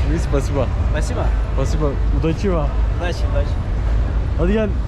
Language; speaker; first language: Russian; non-native, learner; Turkish